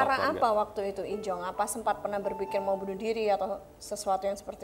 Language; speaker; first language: Indonesian; native; Indonesian